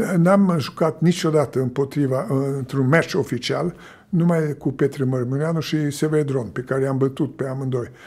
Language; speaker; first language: Romanian; early bilingual, heritage; Romanian